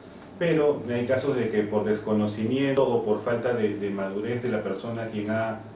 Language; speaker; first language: Spanish; native; Spanish